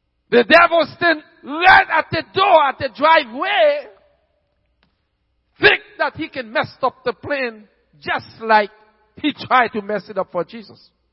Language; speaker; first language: English; non-native, fluent; Haitian Creole